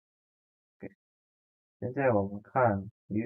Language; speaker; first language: Chinese; non-native, fluent; Indonesian